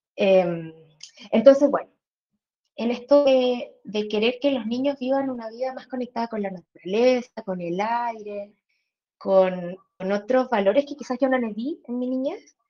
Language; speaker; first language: Spanish; native; Spanish